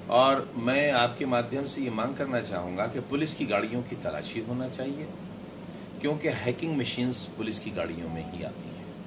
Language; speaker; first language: Hindi; native; Hindi